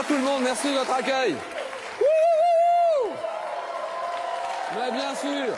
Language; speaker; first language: French; native; French